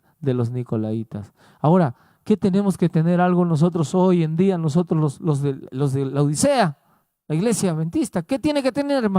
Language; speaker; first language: Spanish; native; Spanish